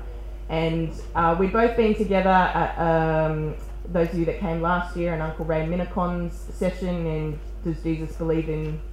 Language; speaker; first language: English; native; English